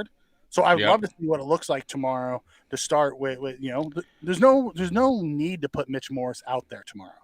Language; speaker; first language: English; native; English